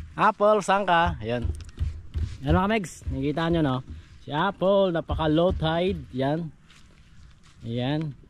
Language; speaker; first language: Filipino; non-native, local second language; Kinaray-a